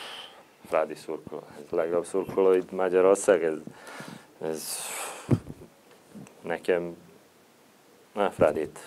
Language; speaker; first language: Hungarian; non-native, learner; Serbian